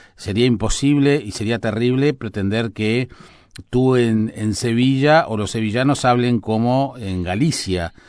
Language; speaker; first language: Spanish; native; Spanish